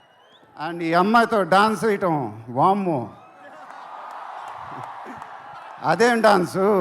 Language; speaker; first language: Telugu; native; Telugu